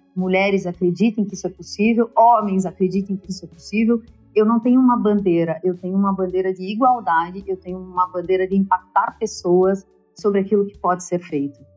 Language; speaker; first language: Portuguese; native; Portuguese